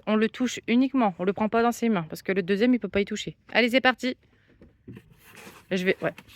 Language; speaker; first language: French; native; French